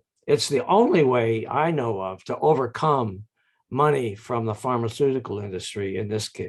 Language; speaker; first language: English; native; English